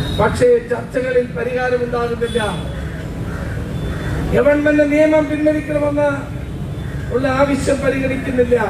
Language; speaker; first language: Malayalam; native; Malayalam